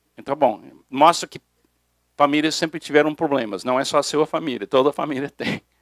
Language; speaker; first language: Portuguese; non-native, fluent; English